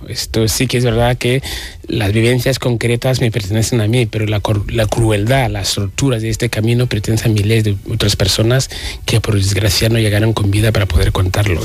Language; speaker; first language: Spanish; non-native, fluent; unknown